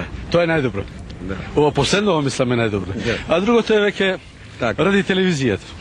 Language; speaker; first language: Macedonian; native; Macedonian